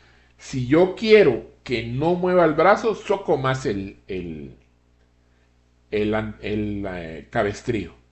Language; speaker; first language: Spanish; native; Spanish